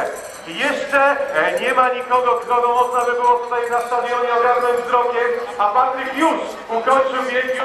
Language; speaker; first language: Polish; native; Polish